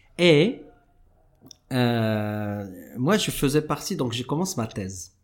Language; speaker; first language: French; non-native, local second language; Arabic